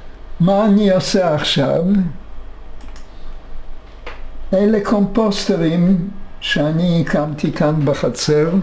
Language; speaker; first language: Hebrew; non-native, fluent; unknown